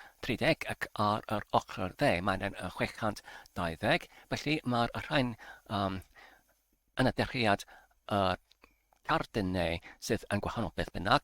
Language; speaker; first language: Welsh; non-native, learner; English